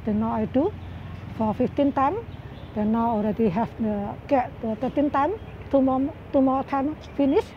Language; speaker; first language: English; non-native, learner; Indonesian